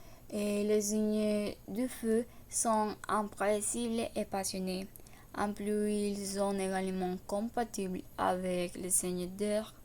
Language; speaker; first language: French; non-native, learner; Spanish